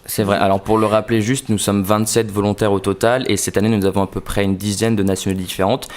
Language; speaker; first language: French; native; French